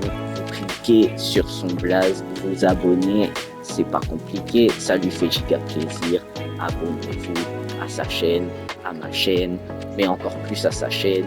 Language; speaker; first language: French; native; French